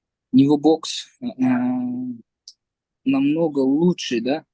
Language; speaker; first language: Russian; non-native, learner; Uzbek